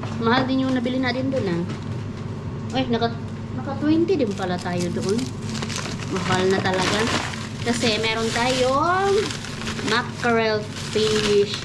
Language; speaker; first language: Filipino; non-native, local second language; Cebuano